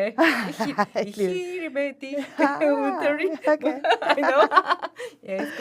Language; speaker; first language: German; non-native, learner; Korean